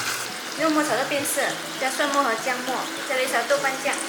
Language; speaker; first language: Chinese; native; Chinese